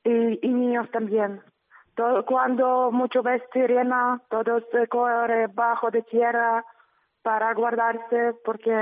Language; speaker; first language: Spanish; non-native, learner; Ukrainian